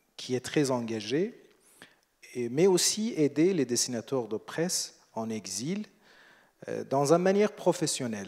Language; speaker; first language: French; non-native, fluent; Persian